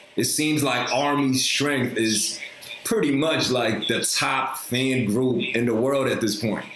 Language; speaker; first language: English; early bilingual, other home language; Korean